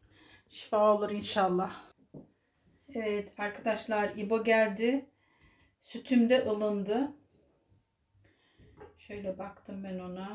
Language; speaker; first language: Turkish; native; Turkish